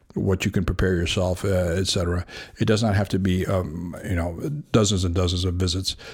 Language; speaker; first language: English; native; English